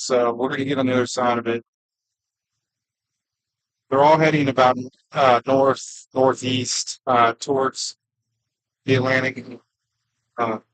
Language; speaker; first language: English; native; English